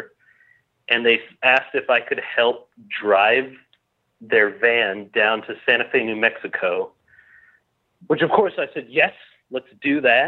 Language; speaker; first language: English; native; English